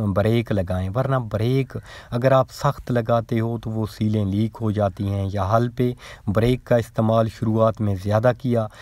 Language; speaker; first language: Urdu; non-native, local second language; Punjabi